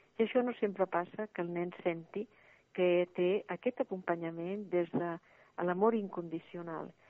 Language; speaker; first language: Catalan; non-native, local second language; Spanish